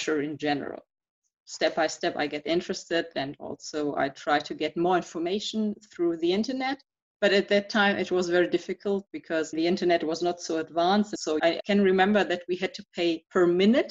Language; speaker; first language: English; non-native, fluent; German